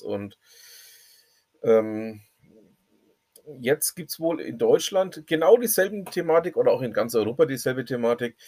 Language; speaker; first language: German; native; German